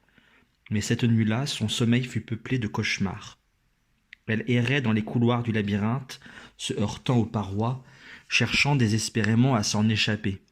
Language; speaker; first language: French; native; French